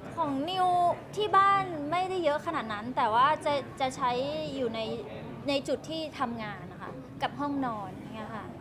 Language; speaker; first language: Thai; native; Thai